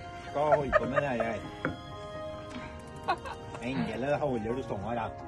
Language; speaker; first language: Norwegian; native; Norwegian